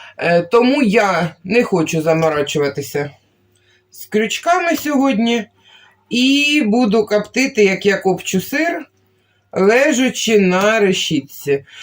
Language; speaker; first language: Ukrainian; non-native, local second language; Russian